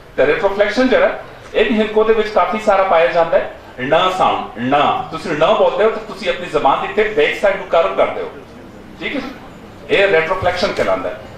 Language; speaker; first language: Punjabi; non-native, local second language; Pashto